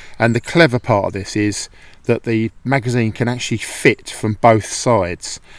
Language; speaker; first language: English; native; English